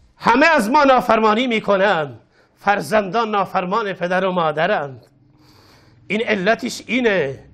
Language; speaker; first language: Persian; non-native, local second language; Baluchi